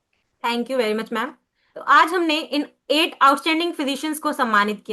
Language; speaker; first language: Hindi; native; Hindi